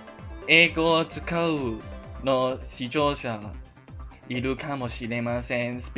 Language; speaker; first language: Japanese; non-native, learner; Cantonese